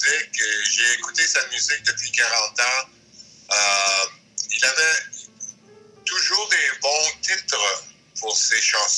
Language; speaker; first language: French; early bilingual, other home language; English